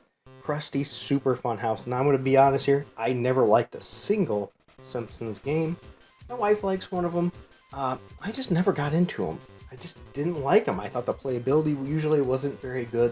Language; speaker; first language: English; native; English